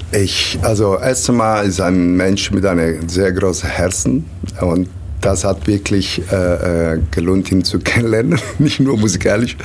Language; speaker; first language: German; non-native, learner; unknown